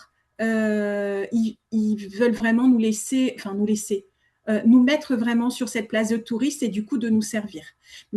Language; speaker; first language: French; native; French